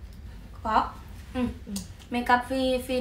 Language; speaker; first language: Vietnamese; non-native, learner; Indonesian